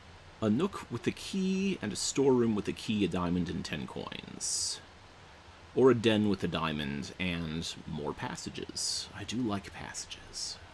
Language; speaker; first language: English; native; English